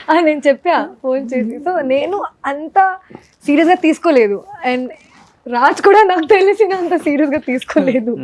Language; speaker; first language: Telugu; non-native, local second language; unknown